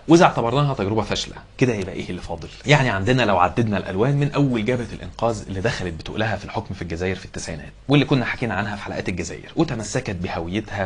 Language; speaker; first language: Arabic; native; Arabic